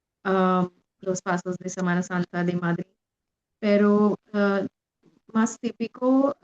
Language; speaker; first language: Spanish; non-native, fluent; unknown